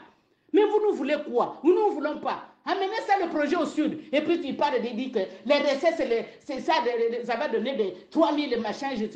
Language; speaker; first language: French; non-native, local second language; Lingala